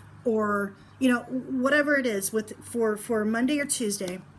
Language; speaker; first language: English; native; English